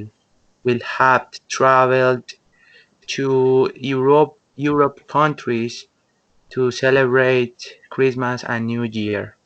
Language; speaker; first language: English; non-native, learner; Spanish